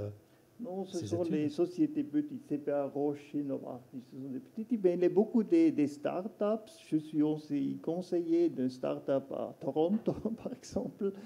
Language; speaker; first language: French; non-native, local second language; German